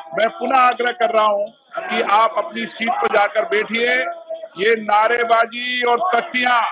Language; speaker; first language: Hindi; native; Hindi